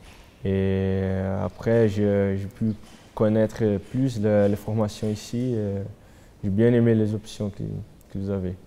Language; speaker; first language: French; non-native, fluent; Portuguese